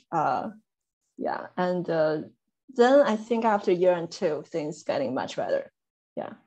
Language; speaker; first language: English; non-native, fluent; Chinese